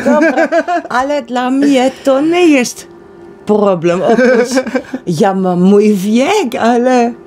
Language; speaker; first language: Polish; non-native, learner; Dutch